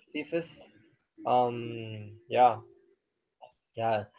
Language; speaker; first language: English; non-native, learner; Spanish